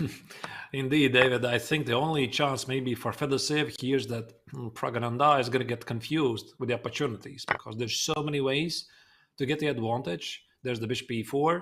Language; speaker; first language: English; non-native, fluent; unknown